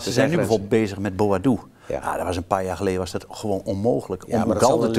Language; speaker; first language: Dutch; native; Dutch